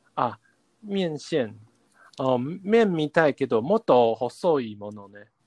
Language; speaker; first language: Japanese; non-native, learner; Chinese